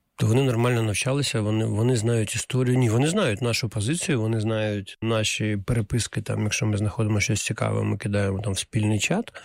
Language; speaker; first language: Ukrainian; non-native, local second language; Russian